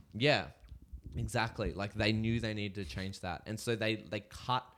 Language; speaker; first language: English; native; English